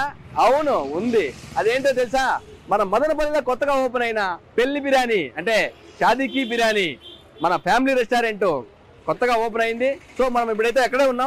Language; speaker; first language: Telugu; native; Telugu